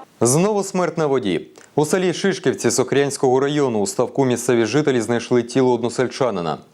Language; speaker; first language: Ukrainian; native; Ukrainian